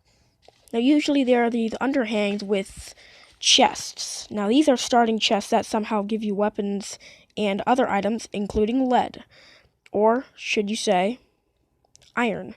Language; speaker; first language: English; native; English